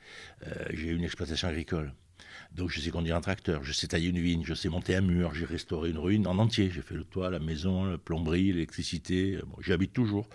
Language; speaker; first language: French; native; French